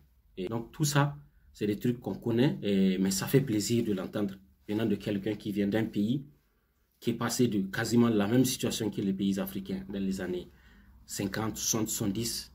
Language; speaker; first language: French; non-native, local second language; Hausa